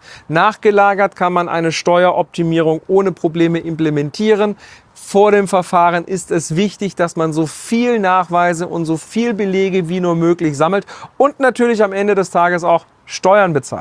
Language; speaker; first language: German; native; German